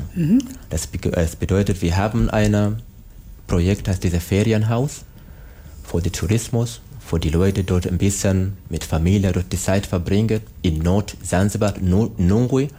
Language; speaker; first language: German; non-native, learner; Swahili